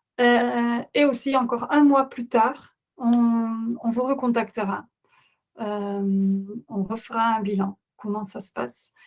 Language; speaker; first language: French; non-native, fluent; Dutch